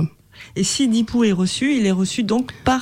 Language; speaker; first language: French; native; French